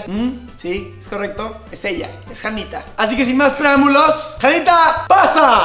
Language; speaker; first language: Spanish; native; Spanish